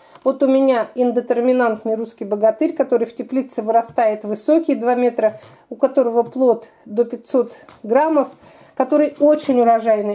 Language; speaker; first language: Russian; native; Russian